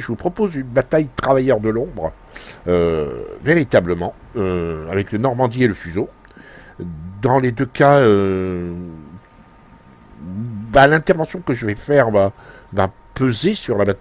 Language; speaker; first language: French; native; French